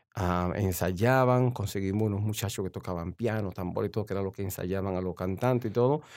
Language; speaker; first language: Spanish; native; Spanish